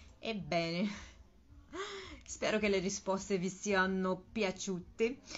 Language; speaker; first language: Italian; non-native, learner; Portuguese